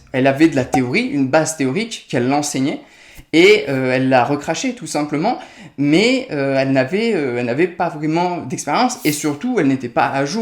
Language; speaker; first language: French; native; French